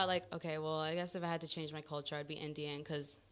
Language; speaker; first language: English; early bilingual, other home language; Spanish